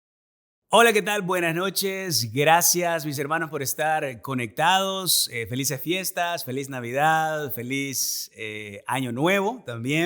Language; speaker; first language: Spanish; native; Spanish